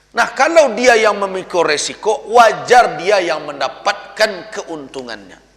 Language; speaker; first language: Malay; non-native, local second language; Minangkabau